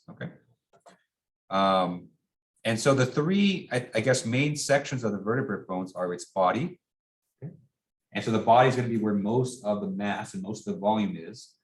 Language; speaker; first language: English; native; English